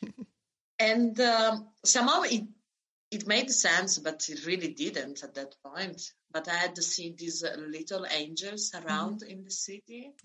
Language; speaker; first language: English; non-native, fluent; Italian